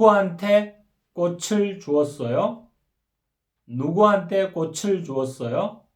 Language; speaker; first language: Korean; non-native, fluent; Kyrgyz